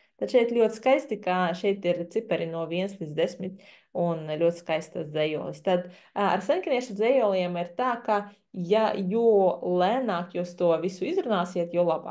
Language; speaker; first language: Latvian; non-native, fluent; Chinese